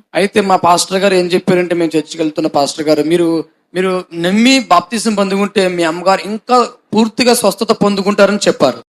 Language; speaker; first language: Telugu; non-native, fluent; Hindi